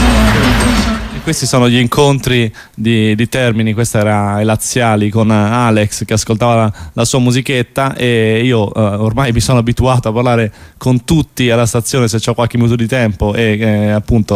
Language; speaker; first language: Italian; native; Italian